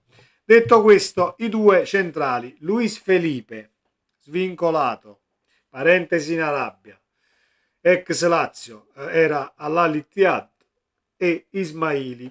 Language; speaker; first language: Italian; native; Italian